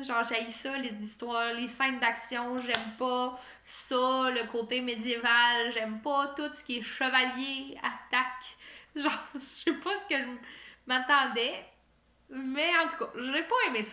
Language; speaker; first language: French; native; French